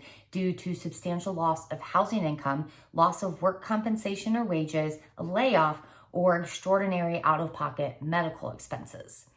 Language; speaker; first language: English; native; English